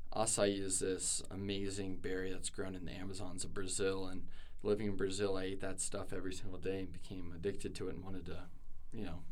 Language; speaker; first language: English; native; English